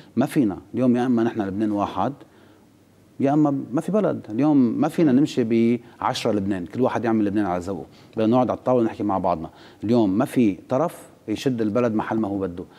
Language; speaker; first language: Arabic; native; Arabic